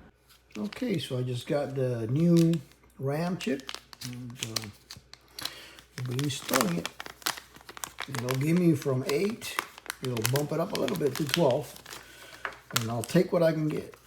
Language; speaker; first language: English; native; English